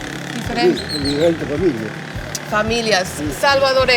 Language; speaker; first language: Spanish; non-native, fluent; English